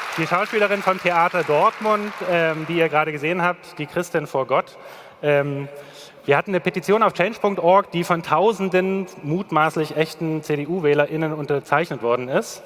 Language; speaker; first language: German; native; German